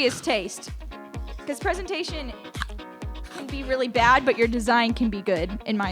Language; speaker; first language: English; native; English